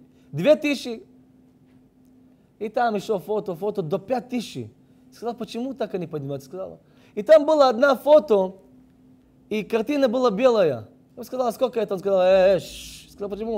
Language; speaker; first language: Russian; non-native, learner; Hebrew